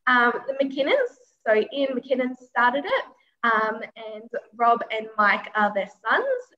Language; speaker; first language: English; native; English